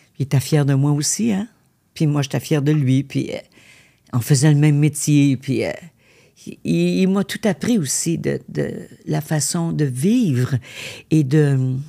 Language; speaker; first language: French; native; French